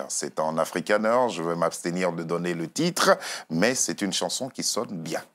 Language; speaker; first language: French; native; French